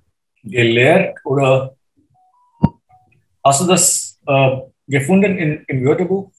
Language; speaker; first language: German; non-native, fluent; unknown